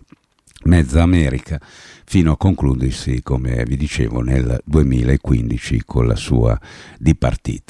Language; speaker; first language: Italian; native; Italian